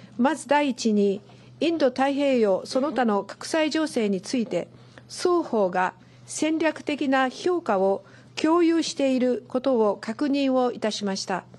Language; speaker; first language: Japanese; native; Japanese